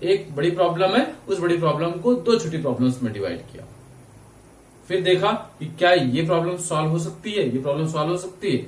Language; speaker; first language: Hindi; native; Hindi